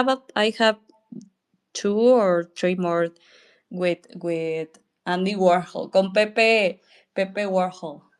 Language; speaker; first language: English; non-native, learner; Spanish